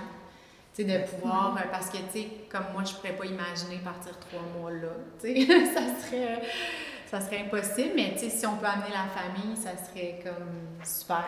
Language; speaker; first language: French; native; French